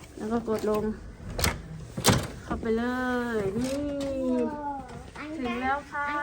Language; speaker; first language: Thai; native; Thai